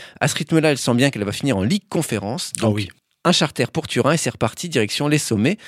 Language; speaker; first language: French; native; French